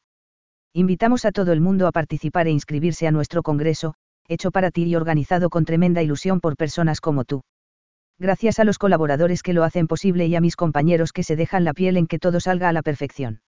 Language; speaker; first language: Spanish; native; Spanish